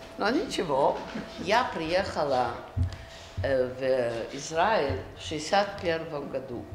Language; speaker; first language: Russian; early bilingual, other home language; Yiddish